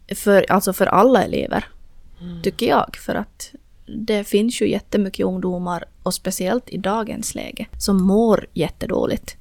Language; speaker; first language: Swedish; native; Swedish